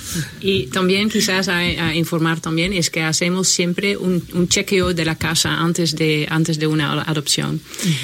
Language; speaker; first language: Spanish; non-native, fluent; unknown